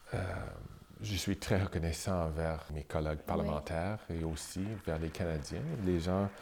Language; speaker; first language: French; non-native, local second language; English